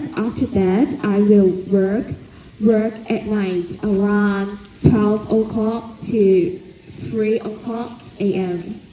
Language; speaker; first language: English; non-native, fluent; Cantonese